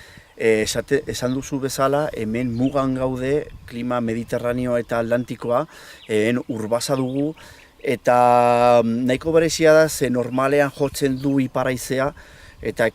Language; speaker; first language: Basque; non-native, local second language; Spanish